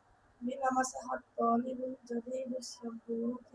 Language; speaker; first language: Arabic; non-native, learner; Bangla